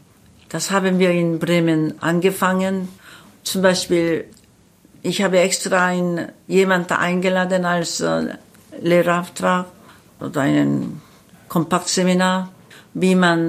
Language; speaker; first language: German; non-native, learner; Korean